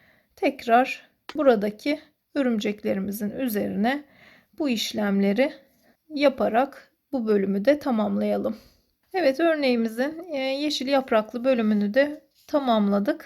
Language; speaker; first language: Turkish; native; Turkish